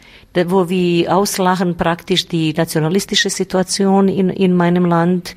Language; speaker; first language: German; non-native, learner; Bosnian